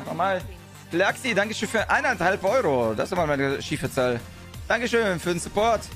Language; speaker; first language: German; native; German